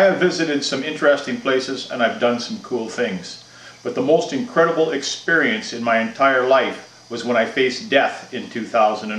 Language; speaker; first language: English; native; English